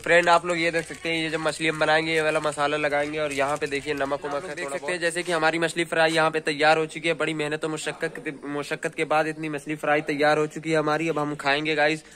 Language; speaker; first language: Hindi; native; Hindi